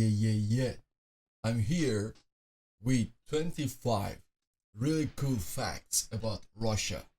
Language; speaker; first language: English; non-native, fluent; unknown